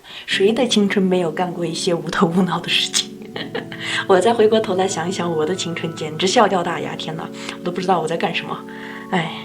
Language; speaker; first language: Chinese; native; Chinese